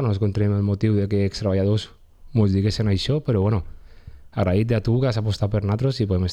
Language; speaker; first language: Catalan; native; Catalan